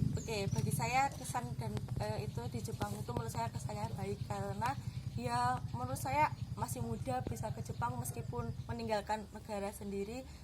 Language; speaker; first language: Indonesian; non-native, local second language; Javanese